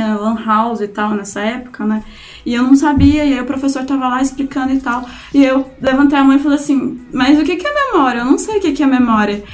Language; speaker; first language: Portuguese; native; Portuguese